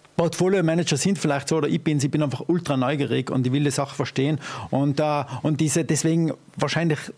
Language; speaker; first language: German; native; German